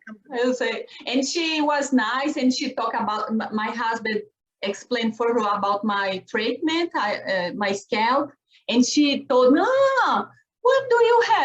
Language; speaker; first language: English; non-native, learner; Portuguese